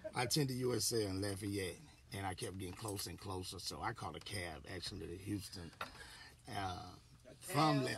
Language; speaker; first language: English; native; English